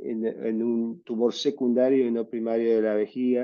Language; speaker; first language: Spanish; native; Spanish